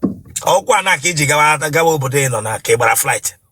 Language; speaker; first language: Igbo; native; Igbo